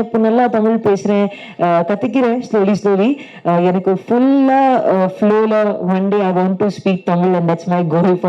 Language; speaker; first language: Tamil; non-native, learner; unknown